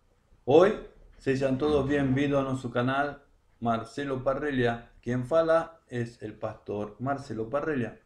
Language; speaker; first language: Spanish; non-native, learner; Portuguese